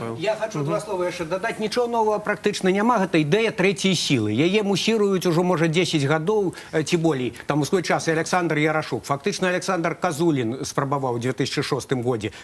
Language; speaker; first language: Belarusian; native; Belarusian